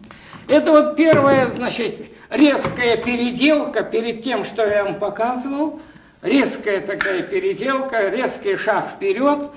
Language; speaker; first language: Russian; native; Russian